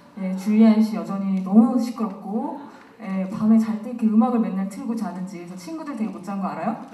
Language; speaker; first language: Korean; native; Korean